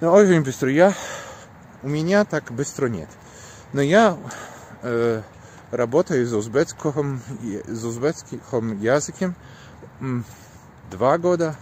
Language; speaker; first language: Russian; non-native, learner; Polish